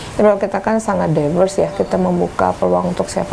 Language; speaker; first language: Indonesian; native; Indonesian